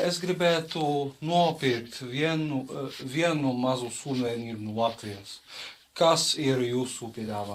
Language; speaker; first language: Latvian; non-native, learner; Czech